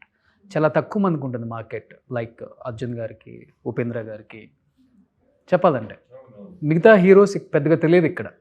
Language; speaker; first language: Telugu; native; Telugu